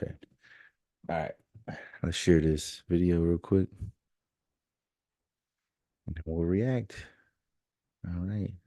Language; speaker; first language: English; native; English